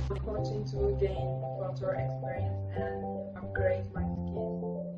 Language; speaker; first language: English; non-native, fluent; Turkish